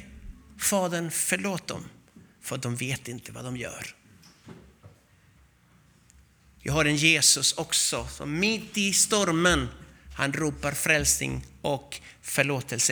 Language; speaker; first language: Swedish; non-native, fluent; Spanish